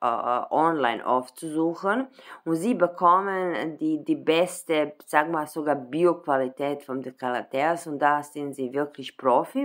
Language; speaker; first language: German; non-native, fluent; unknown